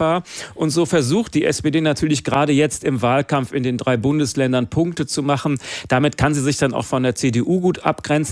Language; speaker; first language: German; native; German